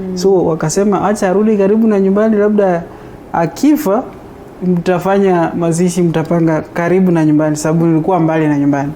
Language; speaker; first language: Swahili; non-native, local second language; Gusii